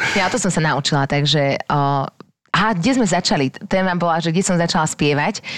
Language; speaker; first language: Slovak; native; Slovak